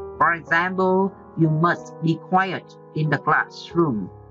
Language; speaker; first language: English; non-native, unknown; Vietnamese